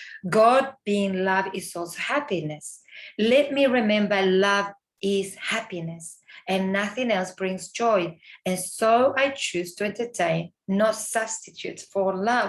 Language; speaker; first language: English; non-native, fluent; Spanish